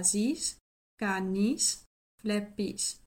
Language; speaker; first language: Greek; non-native, learner; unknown